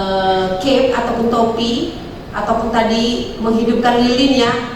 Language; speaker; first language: Indonesian; native; Indonesian